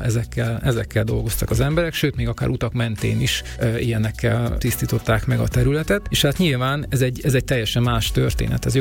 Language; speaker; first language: Hungarian; native; Hungarian